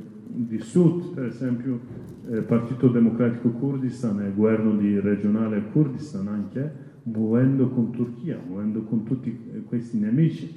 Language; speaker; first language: Italian; non-native, learner; Kurdish